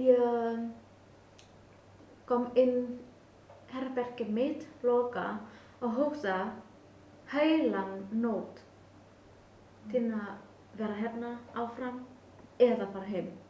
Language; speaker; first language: Icelandic; non-native, learner; Vietnamese